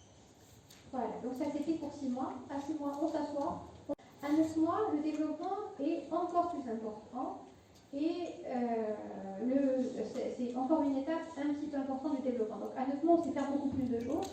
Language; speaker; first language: French; non-native, local second language; Arabic